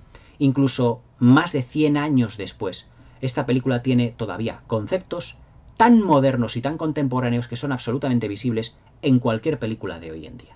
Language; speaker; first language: Spanish; native; Spanish